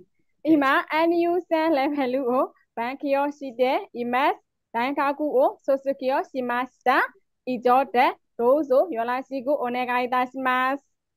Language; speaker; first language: Japanese; non-native, learner; Burmese